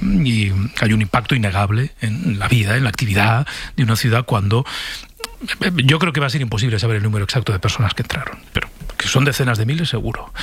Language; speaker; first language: Spanish; native; Spanish